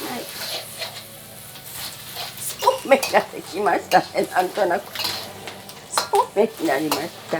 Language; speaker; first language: Japanese; early bilingual, other home language; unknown